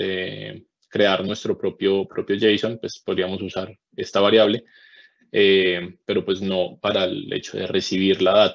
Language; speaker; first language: Spanish; native; Spanish